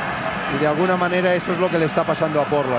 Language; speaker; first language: Spanish; native; Spanish